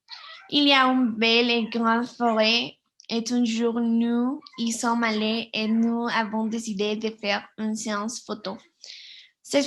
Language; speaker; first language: French; non-native, learner; Spanish